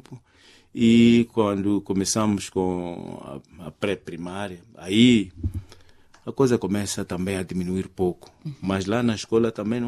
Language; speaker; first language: Portuguese; non-native, local second language; Makhuwa